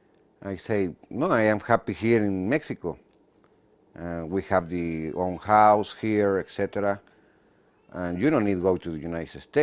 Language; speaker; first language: English; non-native, learner; Spanish